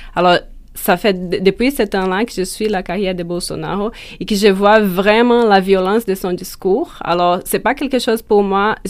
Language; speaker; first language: French; non-native, fluent; Portuguese